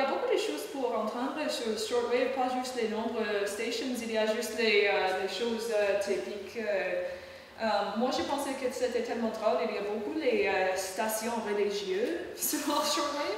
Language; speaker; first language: French; non-native, learner; English